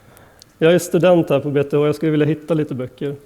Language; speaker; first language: Swedish; native; Swedish